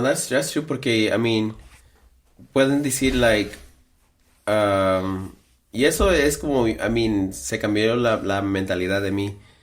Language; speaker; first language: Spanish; early bilingual, heritage; Spanish